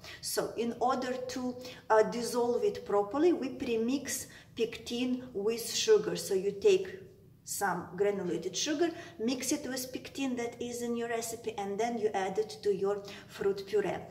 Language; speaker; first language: English; non-native, fluent; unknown